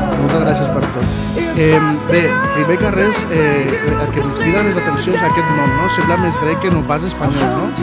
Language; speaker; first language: Catalan; native; Catalan